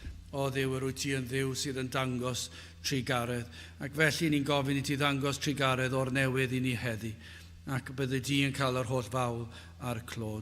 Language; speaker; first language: Welsh; native; Welsh